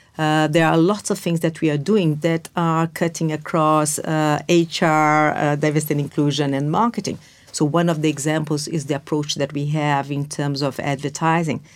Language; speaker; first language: English; non-native, fluent; Portuguese